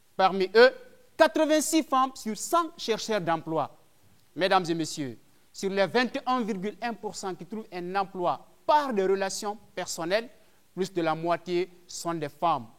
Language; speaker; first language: French; non-native, local second language; Fula